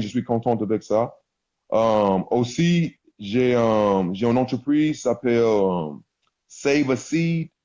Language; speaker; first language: French; non-native, learner; English